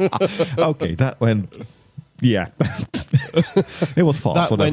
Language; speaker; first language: English; non-native, fluent; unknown